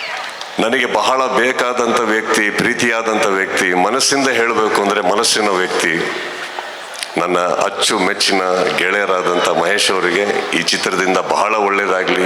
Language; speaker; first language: Kannada; native; Kannada